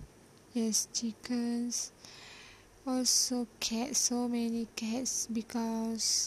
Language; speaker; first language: English; non-native, learner; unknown